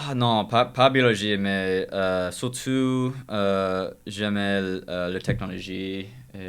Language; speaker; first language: French; non-native, learner; English